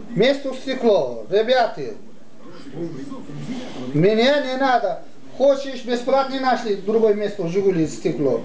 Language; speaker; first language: Russian; non-native, learner; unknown